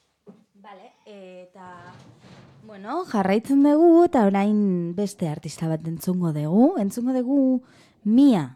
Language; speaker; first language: Basque; non-native, learner; Spanish